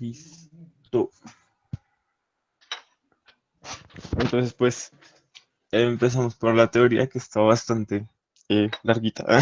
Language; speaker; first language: Spanish; native; Spanish